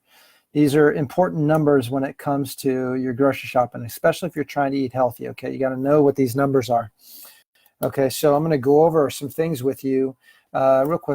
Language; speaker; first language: English; native; English